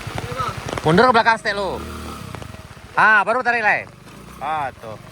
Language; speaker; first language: Indonesian; non-native, local second language; Minangkabau